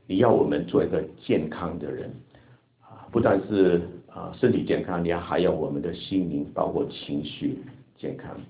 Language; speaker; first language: Chinese; non-native, local second language; Cantonese